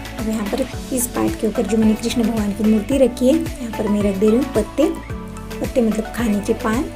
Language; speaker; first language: Hindi; non-native, local second language; Marathi